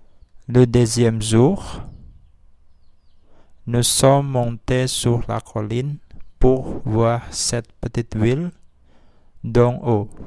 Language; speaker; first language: French; non-native, learner; Indonesian